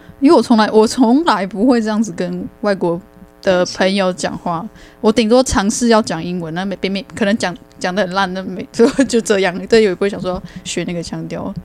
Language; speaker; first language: Chinese; native; Chinese